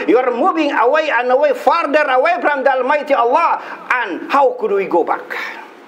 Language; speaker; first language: English; non-native, local second language; Filipino